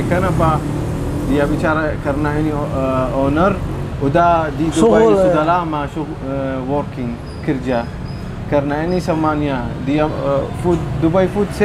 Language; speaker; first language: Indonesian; non-native, learner; Arabic